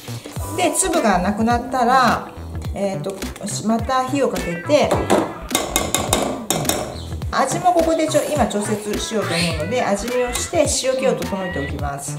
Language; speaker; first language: Japanese; native; Japanese